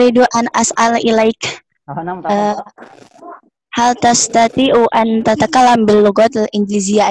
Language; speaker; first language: Arabic; non-native, learner; Indonesian